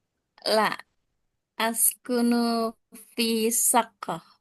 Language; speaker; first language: Arabic; non-native, learner; Indonesian